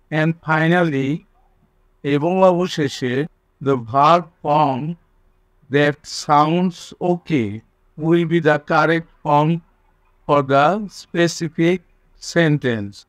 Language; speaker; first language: English; non-native, local second language; Bangla